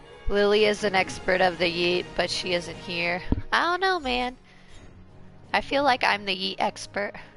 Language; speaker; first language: English; early bilingual, other home language; Turkish